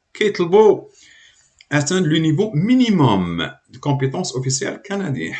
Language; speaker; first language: French; non-native, local second language; Arabic